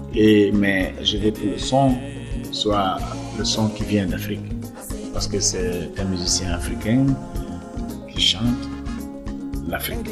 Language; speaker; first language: French; non-native, local second language; Bambara